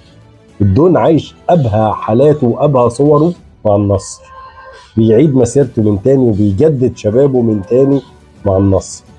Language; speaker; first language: Arabic; native; Arabic